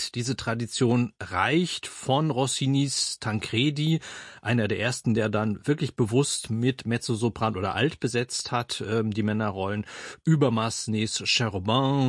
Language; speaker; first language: German; native; German